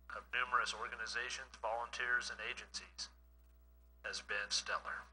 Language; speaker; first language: English; native; English